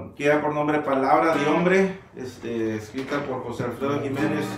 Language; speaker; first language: Spanish; early bilingual, heritage; Spanish